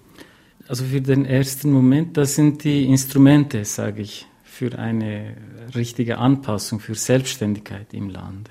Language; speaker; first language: German; non-native, fluent; Kurdish